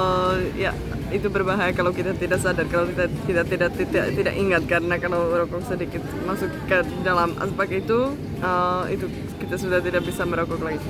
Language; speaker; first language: Indonesian; non-native, fluent; Czech